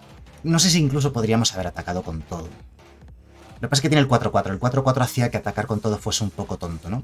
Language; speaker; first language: Spanish; native; Spanish